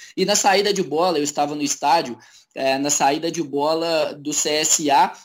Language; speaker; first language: Portuguese; native; Portuguese